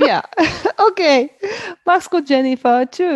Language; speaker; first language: German; non-native, fluent; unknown